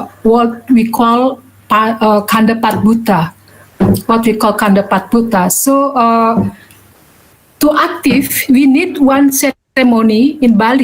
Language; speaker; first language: English; non-native, learner; Balinese